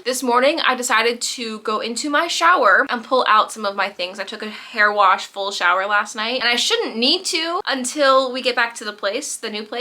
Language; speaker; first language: English; native; English